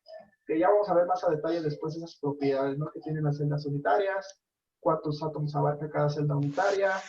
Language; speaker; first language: Spanish; native; Spanish